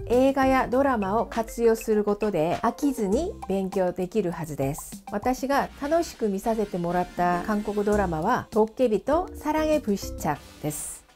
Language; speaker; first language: Japanese; non-native, fluent; Korean